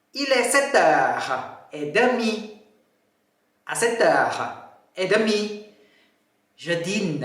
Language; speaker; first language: French; non-native, fluent; Thai